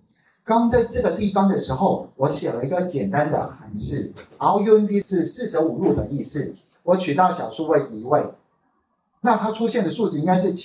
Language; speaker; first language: Chinese; native; Chinese